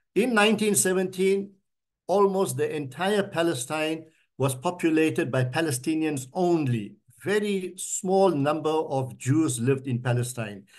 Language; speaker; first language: English; native; English